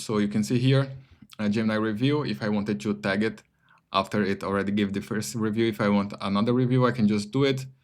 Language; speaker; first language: English; non-native, fluent; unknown